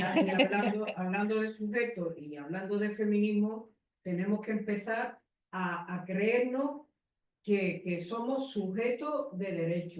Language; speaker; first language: Spanish; native; Spanish